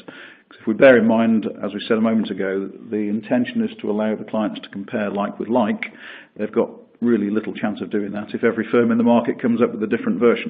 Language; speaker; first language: English; native; English